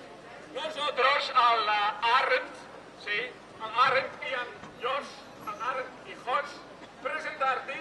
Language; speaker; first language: Spanish; non-native, learner; Dutch